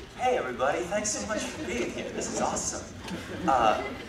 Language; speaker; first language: English; native; English